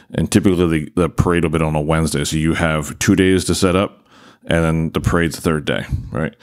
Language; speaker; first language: English; native; English